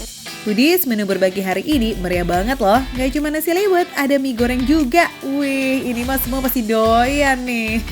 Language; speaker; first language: Indonesian; native; Indonesian